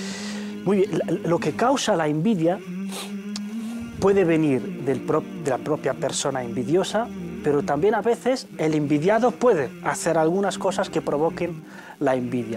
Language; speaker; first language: Spanish; native; Spanish